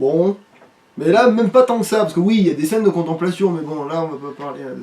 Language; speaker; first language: French; native; French